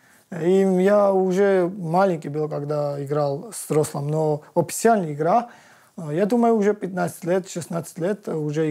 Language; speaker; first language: Russian; non-native, learner; Georgian